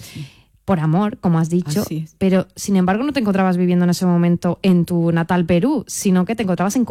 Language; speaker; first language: Spanish; native; Spanish